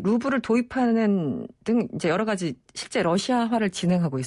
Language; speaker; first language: Korean; native; Korean